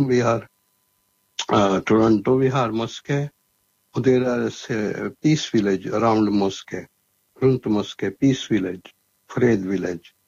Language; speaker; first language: Norwegian; non-native, learner; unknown